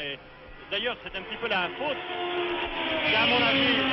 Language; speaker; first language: French; native; French